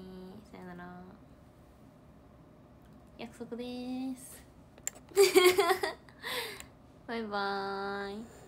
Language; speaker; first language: Japanese; native; Japanese